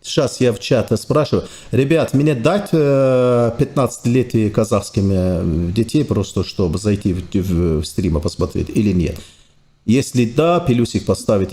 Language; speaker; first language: Russian; non-native, fluent; Turkish